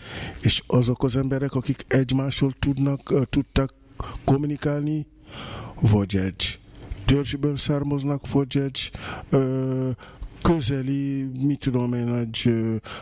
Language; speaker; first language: Hungarian; non-native, fluent; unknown